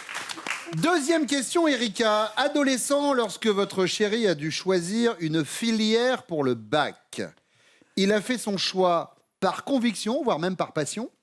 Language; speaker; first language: French; native; French